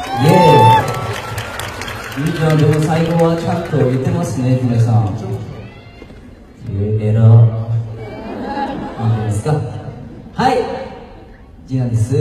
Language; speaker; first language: Japanese; non-native, fluent; Korean